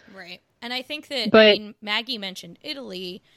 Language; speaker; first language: English; native; English